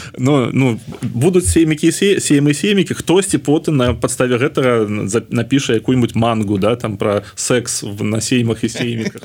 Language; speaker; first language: Belarusian; non-native, local second language; Russian